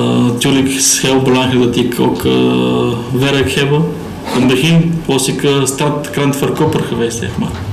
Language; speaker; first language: Dutch; non-native, learner; Bulgarian